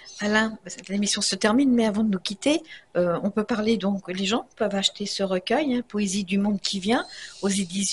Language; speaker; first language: French; native; French